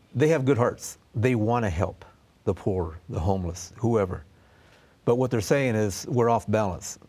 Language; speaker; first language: English; native; English